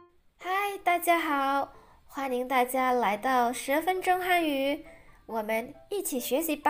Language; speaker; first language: Chinese; non-native, fluent; Indonesian